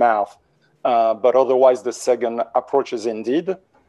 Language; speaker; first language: English; non-native, fluent; French